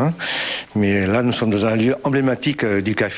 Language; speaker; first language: French; early bilingual, other home language; Vietnamese